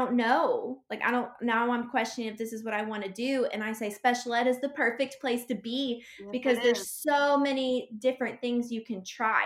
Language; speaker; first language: English; native; English